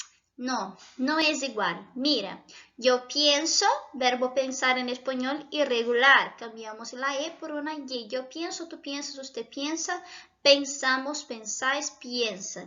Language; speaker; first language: Spanish; non-native, fluent; Portuguese